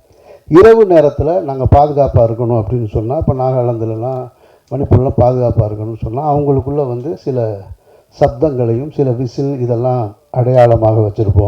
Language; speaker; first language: Tamil; native; Tamil